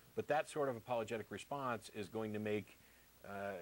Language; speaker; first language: English; native; English